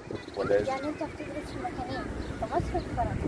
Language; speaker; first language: Arabic; native; Arabic